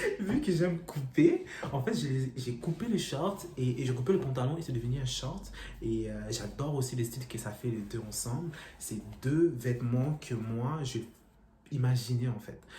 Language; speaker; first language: French; non-native, local second language; Lingala